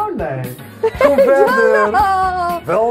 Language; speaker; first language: Dutch; early bilingual, other home language; Arabic